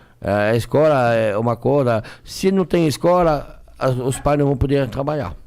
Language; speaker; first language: Portuguese; non-native, fluent; French